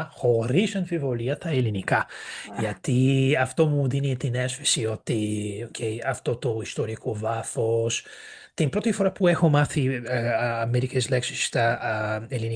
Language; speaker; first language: Greek; non-native, fluent; Portuguese